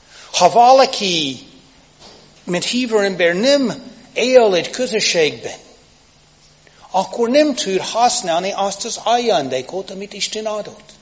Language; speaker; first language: Hungarian; non-native, fluent; English